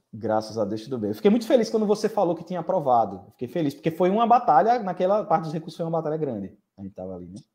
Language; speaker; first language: Portuguese; native; Portuguese